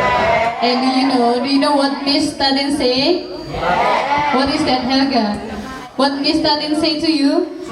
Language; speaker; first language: English; non-native, fluent; Indonesian